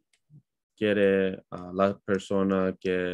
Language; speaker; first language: Spanish; non-native, learner; English